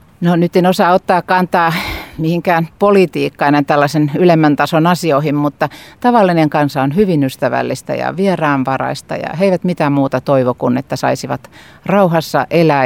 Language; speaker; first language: Finnish; native; Finnish